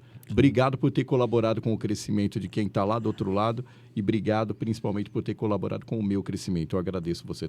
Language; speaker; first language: Portuguese; native; Portuguese